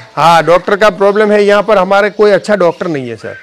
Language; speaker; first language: Hindi; non-native, local second language; Gujarati